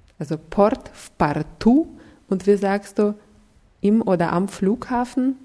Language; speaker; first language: German; non-native, fluent; Russian